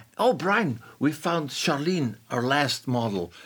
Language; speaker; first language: English; non-native, fluent; Dutch